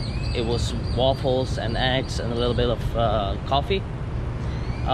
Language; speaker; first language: English; non-native, fluent; French